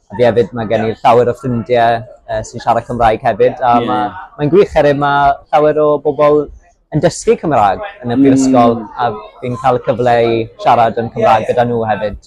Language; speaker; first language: Welsh; native; Welsh